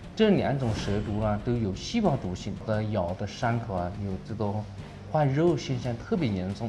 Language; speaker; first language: Chinese; native; Chinese